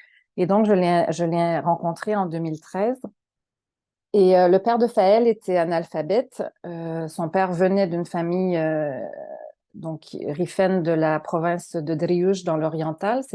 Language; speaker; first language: French; native; French